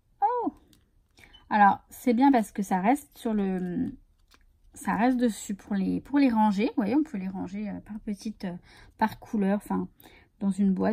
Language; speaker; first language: French; native; French